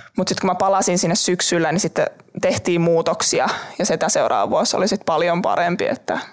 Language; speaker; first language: Finnish; native; Finnish